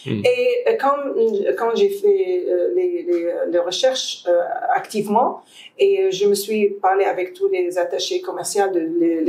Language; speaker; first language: French; non-native, fluent; Arabic